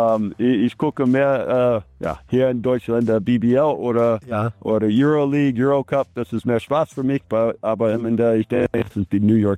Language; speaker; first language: German; non-native, fluent; English